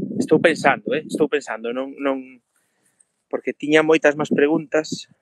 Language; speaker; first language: Galician; native; Galician